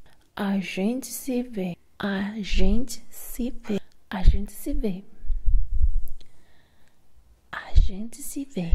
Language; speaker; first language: Portuguese; non-native, learner; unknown